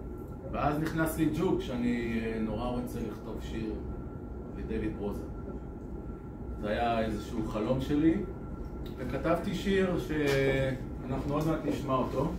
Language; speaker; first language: Hebrew; native; Hebrew